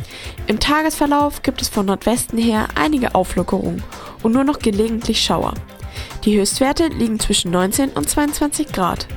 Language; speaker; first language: German; native; German